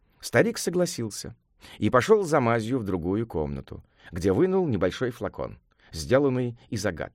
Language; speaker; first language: Russian; native; Russian